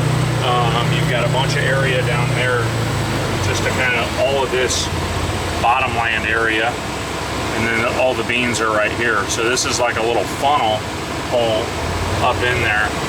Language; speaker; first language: English; native; English